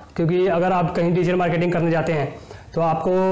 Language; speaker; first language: Hindi; native; Hindi